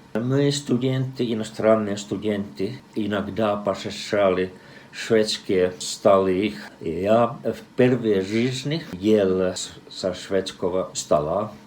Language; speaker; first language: Russian; non-native, fluent; Finnish